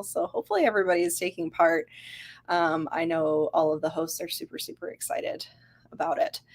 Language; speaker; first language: English; native; English